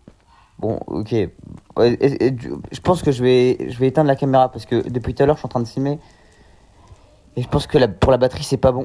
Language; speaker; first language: French; native; French